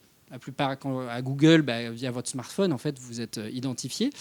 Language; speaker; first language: French; native; French